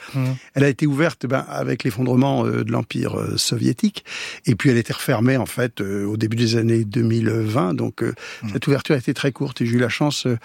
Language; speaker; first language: French; native; French